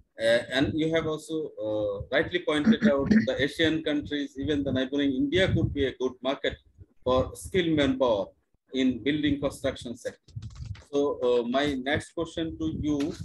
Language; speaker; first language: English; non-native, local second language; Bangla